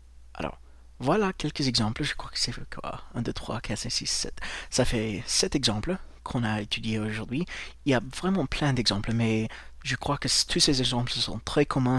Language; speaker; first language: French; non-native, fluent; English